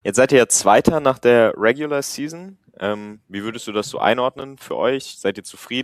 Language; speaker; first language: German; native; German